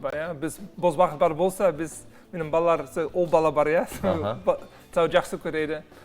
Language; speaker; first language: Kazakh; non-native, learner; Dutch